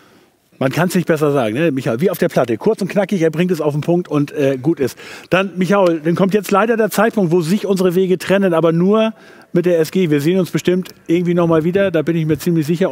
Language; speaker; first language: German; native; German